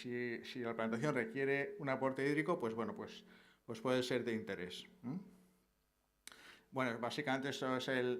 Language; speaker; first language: Spanish; native; Spanish